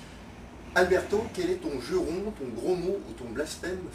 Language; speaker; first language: French; native; French